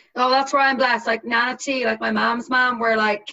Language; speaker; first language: English; native; English